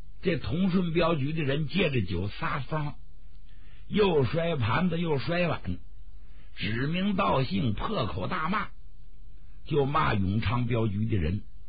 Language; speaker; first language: Chinese; native; Chinese